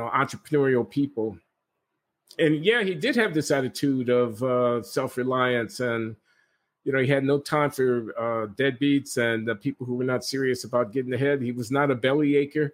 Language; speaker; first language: English; native; English